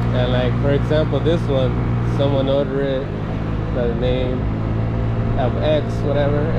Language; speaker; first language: English; early bilingual, other home language; Spanish